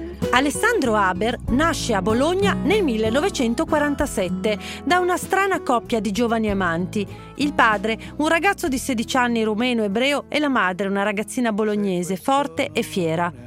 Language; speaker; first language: Italian; native; Italian